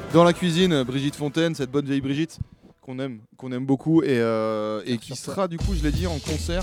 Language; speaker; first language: French; native; French